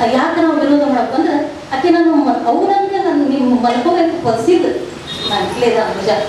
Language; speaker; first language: Kannada; native; Kannada